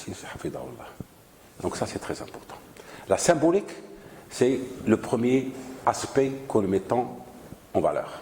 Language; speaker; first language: French; non-native, local second language; Arabic